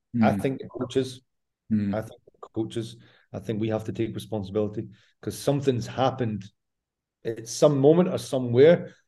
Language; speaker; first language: English; native; English